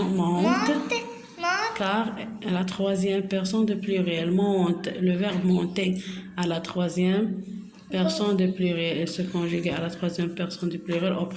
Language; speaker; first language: French; non-native, local second language; Arabic